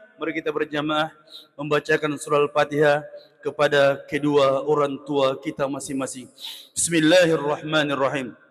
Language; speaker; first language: Malay; non-native, local second language; Buginese